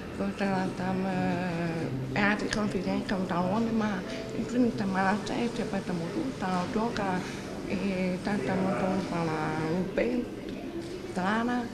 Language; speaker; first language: Croatian; early bilingual, other home language; German